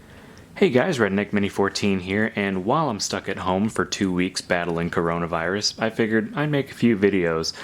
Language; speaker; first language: English; native; English